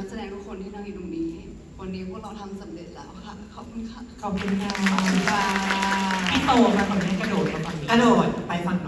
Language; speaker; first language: Thai; native; Thai